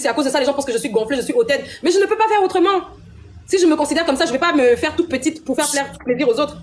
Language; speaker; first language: French; non-native, local second language; Lingala